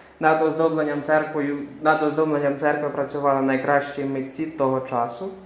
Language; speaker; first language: Ukrainian; native; Ukrainian